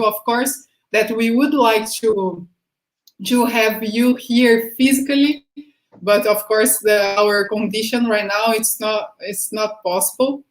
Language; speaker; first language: English; non-native, fluent; Portuguese